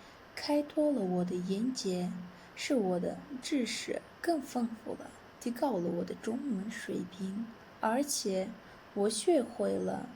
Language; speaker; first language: Chinese; non-native, learner; Kyrgyz